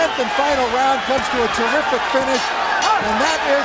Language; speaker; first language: English; native; English